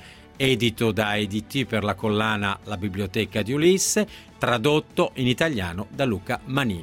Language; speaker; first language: Italian; native; Italian